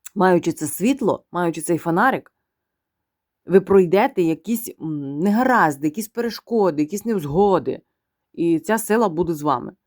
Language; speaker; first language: Ukrainian; non-native, local second language; Russian